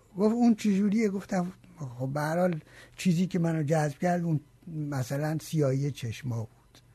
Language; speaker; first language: Persian; native; Persian